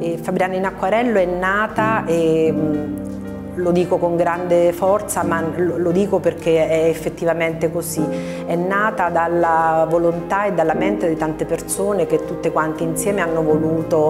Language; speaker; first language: Italian; native; Italian